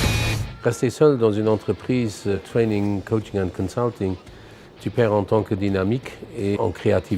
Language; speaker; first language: French; non-native, local second language; Luxembourgish